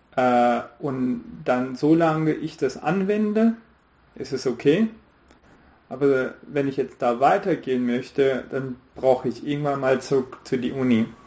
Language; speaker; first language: German; non-native, fluent; Hindi